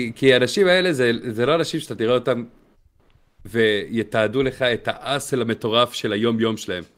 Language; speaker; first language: Hebrew; native; Hebrew